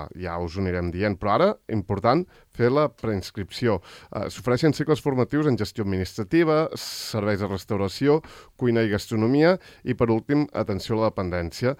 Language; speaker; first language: Catalan; native; Catalan